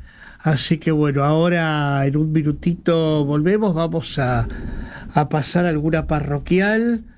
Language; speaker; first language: Spanish; native; Spanish